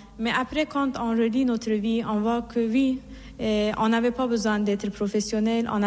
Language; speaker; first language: French; non-native, fluent; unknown